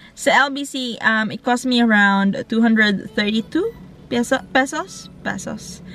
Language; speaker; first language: English; non-native, local second language; Cebuano